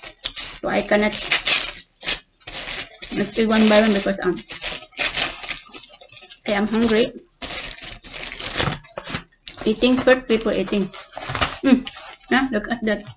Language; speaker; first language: English; non-native, learner; Cebuano